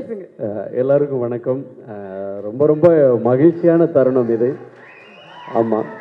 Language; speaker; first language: Tamil; non-native, learner; Telugu